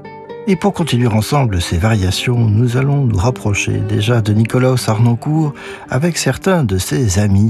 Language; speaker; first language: French; native; French